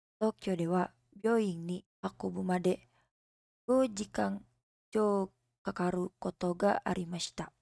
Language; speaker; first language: Japanese; non-native, learner; Indonesian